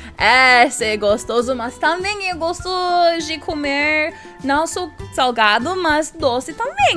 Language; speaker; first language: Portuguese; non-native, learner; English